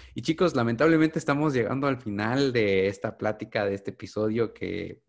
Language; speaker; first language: Spanish; native; Spanish